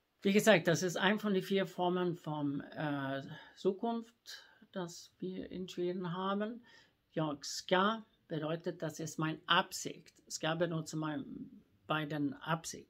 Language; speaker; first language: German; non-native, fluent; Swedish